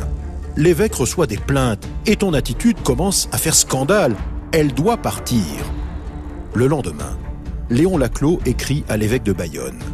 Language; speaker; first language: French; native; French